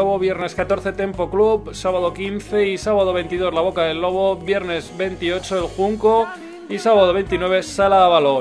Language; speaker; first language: Spanish; native; Spanish